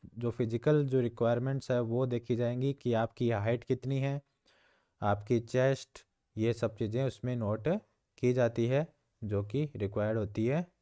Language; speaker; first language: Hindi; native; Hindi